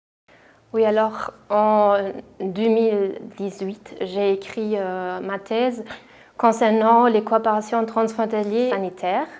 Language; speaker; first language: French; non-native, fluent; German